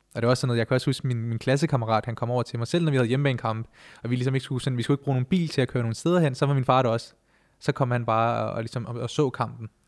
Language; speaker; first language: Danish; early bilingual, other home language; Punjabi